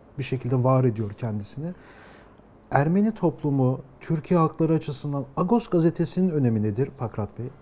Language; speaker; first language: Turkish; native; Turkish